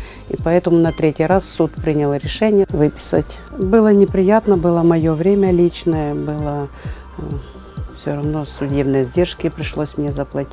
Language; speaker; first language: Ukrainian; non-native, local second language; Russian